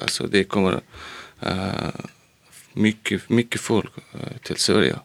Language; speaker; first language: Swedish; non-native, learner; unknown